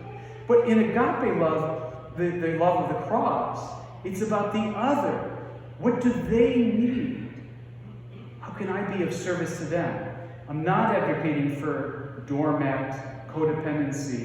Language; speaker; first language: English; native; English